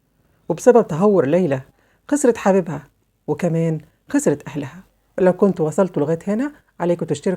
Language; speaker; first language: Arabic; native; Arabic